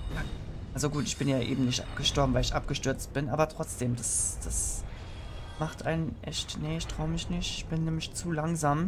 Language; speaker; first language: German; native; German